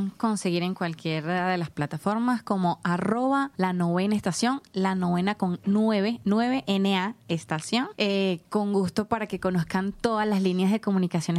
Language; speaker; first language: Spanish; native; Spanish